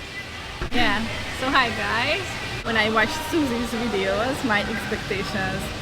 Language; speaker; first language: English; non-native, learner; Hungarian